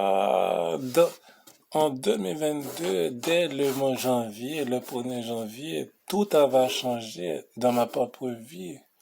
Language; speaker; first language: French; non-native, local second language; Haitian Creole